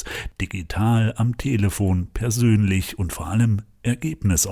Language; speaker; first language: German; native; German